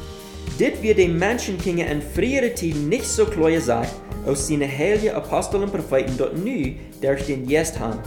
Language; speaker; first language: German; non-native, learner; Afrikaans